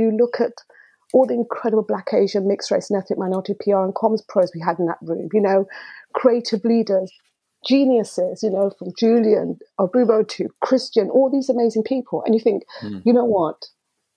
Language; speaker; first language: English; early bilingual, other home language; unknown